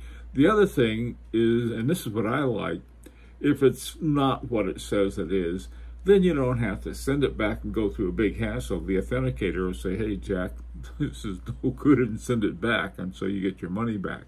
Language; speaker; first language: English; native; English